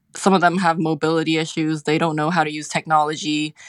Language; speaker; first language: English; non-native, local second language; Cantonese